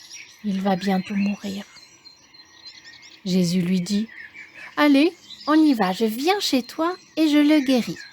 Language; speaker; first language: French; native; French